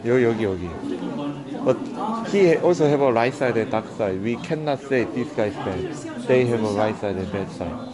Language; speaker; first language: English; non-native, learner; Korean